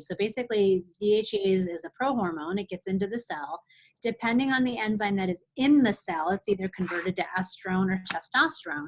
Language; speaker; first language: English; native; English